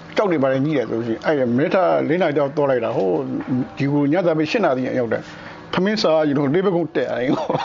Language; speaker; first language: Burmese; native; Burmese